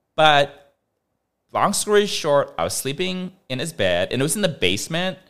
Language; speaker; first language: English; non-native, local second language; Cantonese